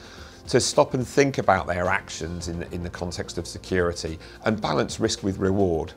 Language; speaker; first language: English; native; English